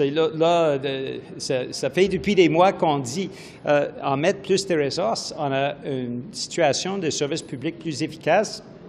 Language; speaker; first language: French; non-native, fluent; English